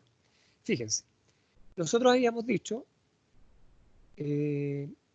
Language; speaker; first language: Spanish; native; Spanish